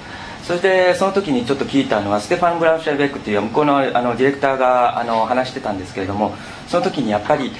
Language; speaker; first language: Japanese; native; Japanese